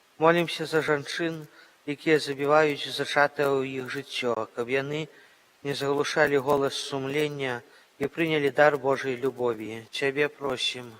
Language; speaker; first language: Belarusian; native; Belarusian